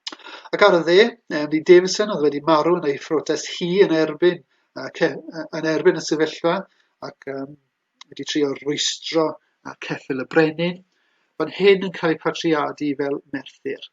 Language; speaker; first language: Welsh; native; Welsh